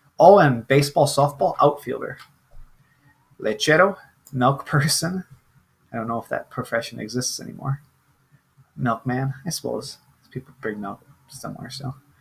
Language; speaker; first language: English; native; English